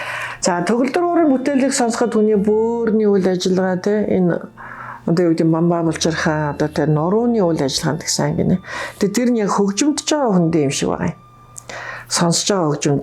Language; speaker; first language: Mongolian; native; Mongolian